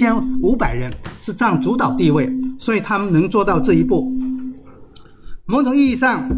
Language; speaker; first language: Chinese; native; Chinese